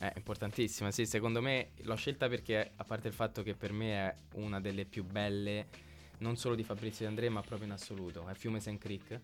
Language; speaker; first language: Italian; native; Italian